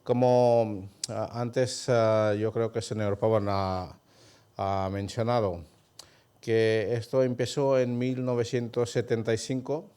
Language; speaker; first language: Spanish; non-native, fluent; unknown